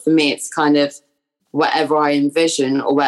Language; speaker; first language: English; native; English